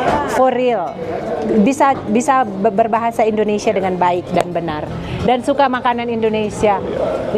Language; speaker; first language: Indonesian; native; Indonesian